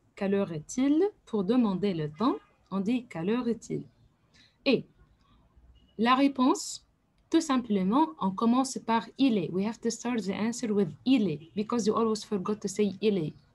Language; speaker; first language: French; non-native, fluent; Arabic